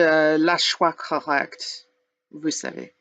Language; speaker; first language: French; non-native, learner; English